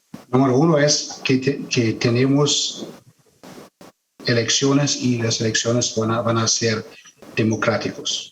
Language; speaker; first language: Spanish; non-native, fluent; German